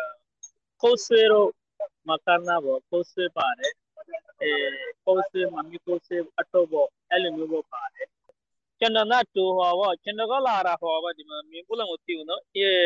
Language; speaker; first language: Burmese; non-native, local second language; Rohingya